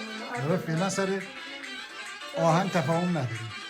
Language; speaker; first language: Persian; native; Persian